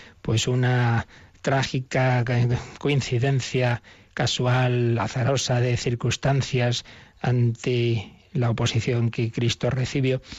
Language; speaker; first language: Spanish; native; Spanish